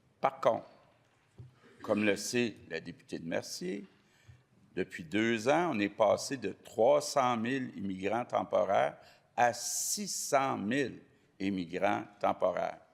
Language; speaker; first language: French; native; French